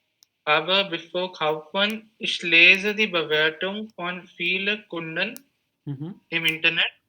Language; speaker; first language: German; non-native, learner; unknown